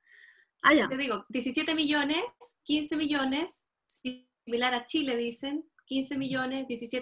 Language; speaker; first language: Spanish; native; Spanish